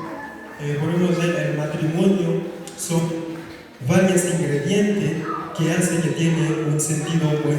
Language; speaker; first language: Spanish; non-native, fluent; Haitian Creole